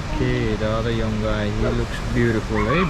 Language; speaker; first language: English; non-native, fluent; Nepali